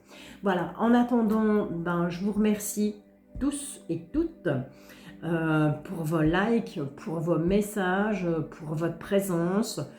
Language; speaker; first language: French; native; French